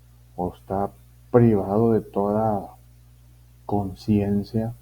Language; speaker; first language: Spanish; native; Spanish